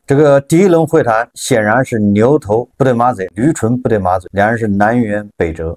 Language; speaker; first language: Chinese; native; Chinese